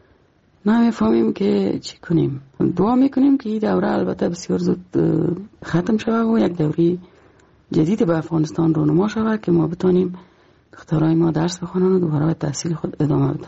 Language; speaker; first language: Persian; native; Persian